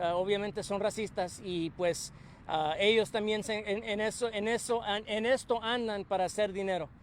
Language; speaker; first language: Spanish; early bilingual, heritage; Spanish